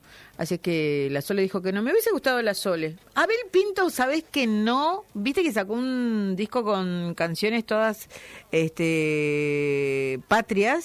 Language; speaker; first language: Spanish; native; Spanish